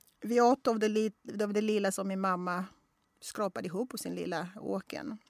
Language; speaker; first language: Swedish; non-native, fluent; Kongo